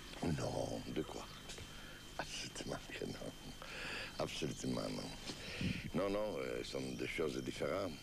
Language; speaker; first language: French; non-native, fluent; Italian